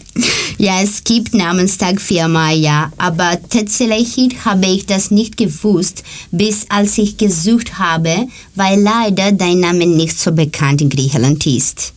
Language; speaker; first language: German; non-native, learner; Greek